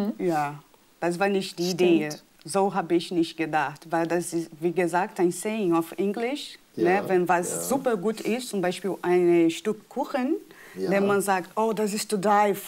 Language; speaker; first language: German; non-native, fluent; Portuguese